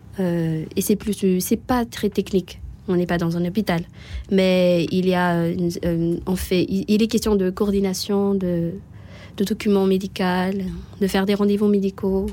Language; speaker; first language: French; non-native, local second language; Malagasy